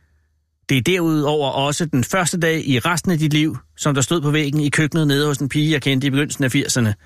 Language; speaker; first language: Danish; native; Danish